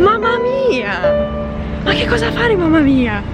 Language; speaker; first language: Italian; non-native, learner; Portuguese